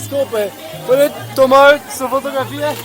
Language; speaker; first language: Spanish; non-native, learner; English